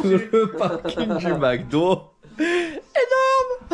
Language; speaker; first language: French; native; French